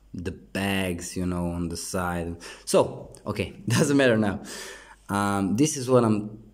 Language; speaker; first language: English; non-native, fluent; Croatian